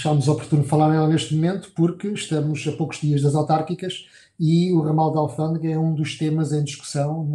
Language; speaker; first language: Portuguese; native; Portuguese